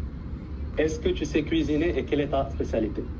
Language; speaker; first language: French; early bilingual, heritage; Arabic